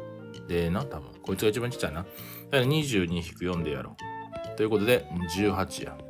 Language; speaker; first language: Japanese; native; Japanese